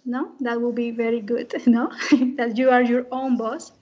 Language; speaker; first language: English; non-native, fluent; Spanish